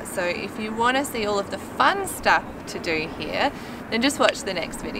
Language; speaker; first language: English; native; English